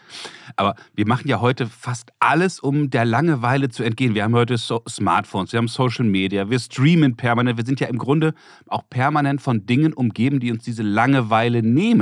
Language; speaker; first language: German; native; German